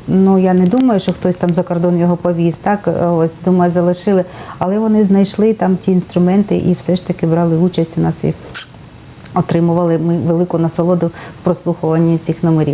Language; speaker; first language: Ukrainian; native; Ukrainian